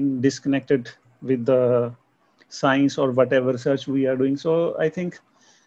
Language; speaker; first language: English; non-native, local second language; Punjabi